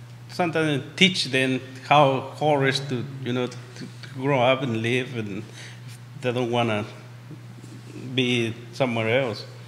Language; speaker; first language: English; non-native, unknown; Spanish